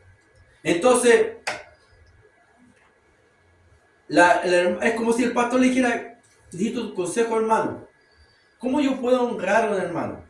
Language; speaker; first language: Spanish; native; Spanish